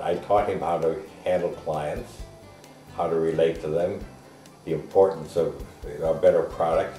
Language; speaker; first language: English; native; English